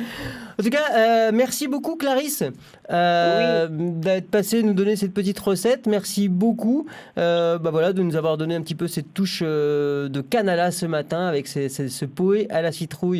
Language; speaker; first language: French; native; French